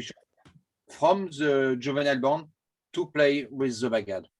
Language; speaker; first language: English; non-native, learner; French